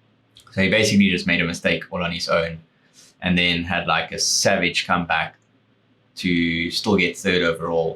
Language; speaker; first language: English; native; English